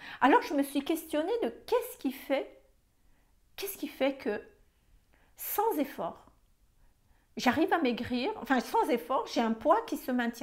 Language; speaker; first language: French; non-native, fluent; Malagasy